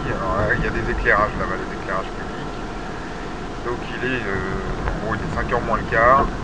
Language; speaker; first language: French; native; French